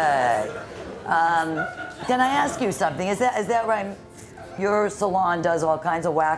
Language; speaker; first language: English; native; English